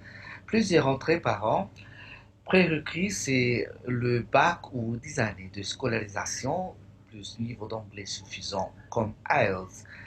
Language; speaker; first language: French; non-native, fluent; English